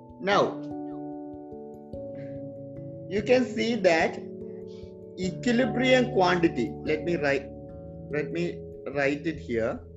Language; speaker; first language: English; non-native, local second language; Malayalam